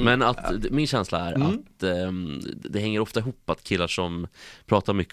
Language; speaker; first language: Swedish; native; Swedish